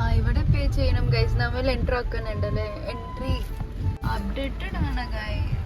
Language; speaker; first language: Malayalam; non-native, local second language; Kannada